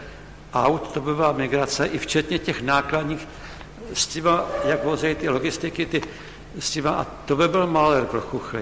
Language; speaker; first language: Czech; native; Czech